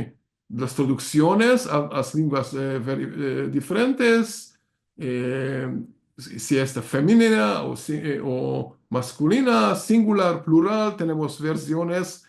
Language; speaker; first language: Spanish; non-native, learner; Hungarian